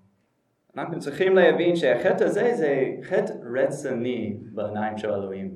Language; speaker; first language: Hebrew; non-native, fluent; English